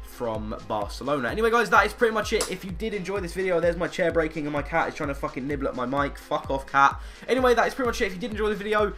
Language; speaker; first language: English; native; English